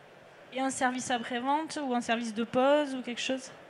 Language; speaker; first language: French; native; French